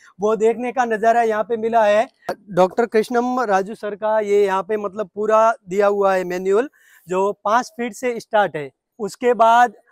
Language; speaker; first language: Hindi; native; Hindi